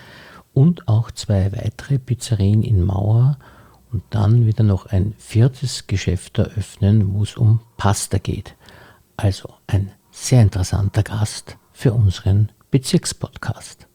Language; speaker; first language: German; native; German